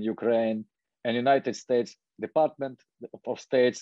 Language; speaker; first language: English; non-native, fluent; Ukrainian